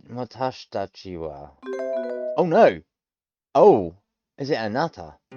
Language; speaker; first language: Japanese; non-native, learner; English